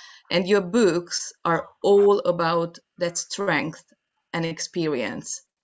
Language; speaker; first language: English; non-native, fluent; Hungarian